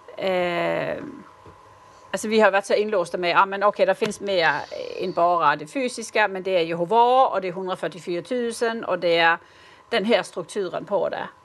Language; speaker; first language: Swedish; native; Swedish